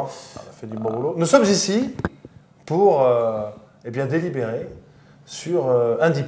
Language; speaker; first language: French; native; French